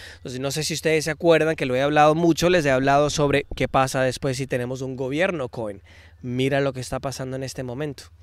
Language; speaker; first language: Spanish; early bilingual, heritage; Spanish